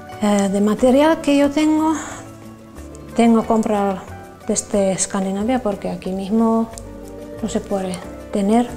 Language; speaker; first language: Spanish; non-native, learner; Finnish